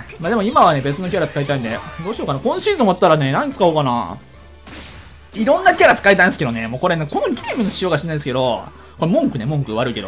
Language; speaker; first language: Japanese; native; Japanese